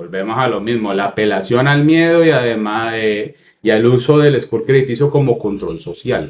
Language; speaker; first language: Spanish; native; Spanish